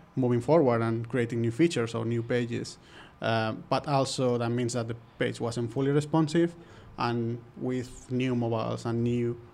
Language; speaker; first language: English; non-native, fluent; Spanish